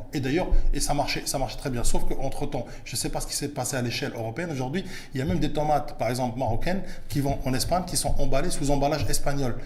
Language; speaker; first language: French; early bilingual, other home language; Arabic